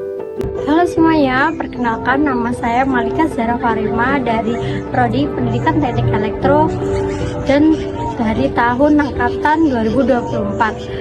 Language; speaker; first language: Indonesian; non-native, local second language; Javanese